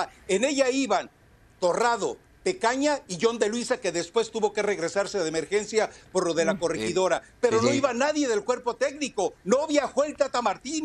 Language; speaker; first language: Spanish; native; Spanish